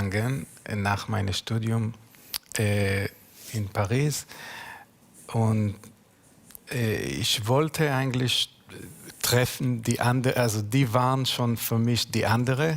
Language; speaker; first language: German; non-native, learner; Hebrew